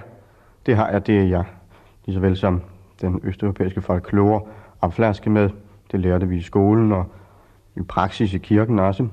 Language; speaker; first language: Danish; early bilingual, other home language; Polish